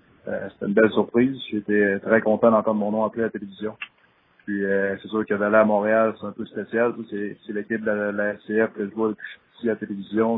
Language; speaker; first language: French; native; French